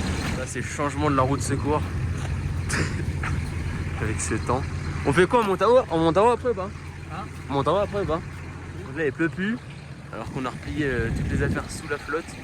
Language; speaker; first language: French; native; French